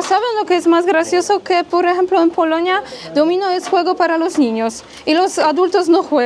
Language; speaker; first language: Spanish; non-native, fluent; Polish